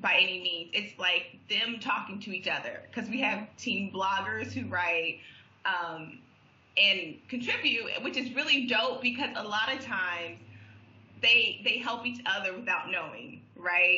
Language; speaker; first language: English; native; English